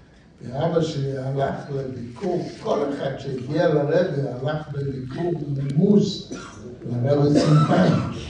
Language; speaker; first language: Hebrew; non-native, fluent; Yiddish